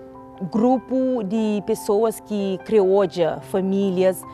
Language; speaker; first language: Portuguese; non-native, local second language; Kabuverdianu